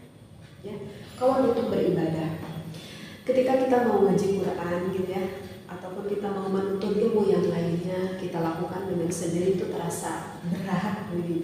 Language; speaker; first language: Indonesian; native; Indonesian